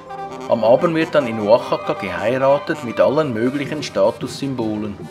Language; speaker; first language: German; native; German